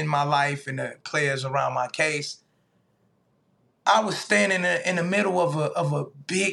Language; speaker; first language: English; native; English